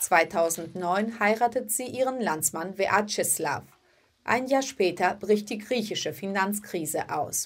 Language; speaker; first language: German; early bilingual, other home language; Greek